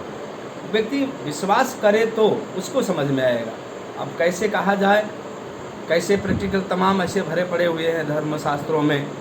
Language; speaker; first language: Hindi; native; Hindi